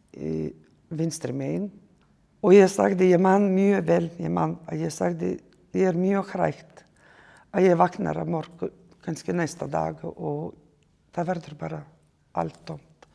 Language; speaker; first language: Icelandic; non-native, learner; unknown